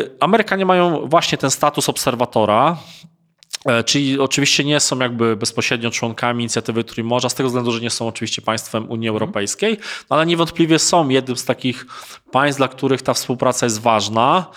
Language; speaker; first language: Polish; native; Polish